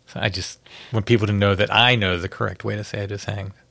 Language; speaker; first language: English; native; English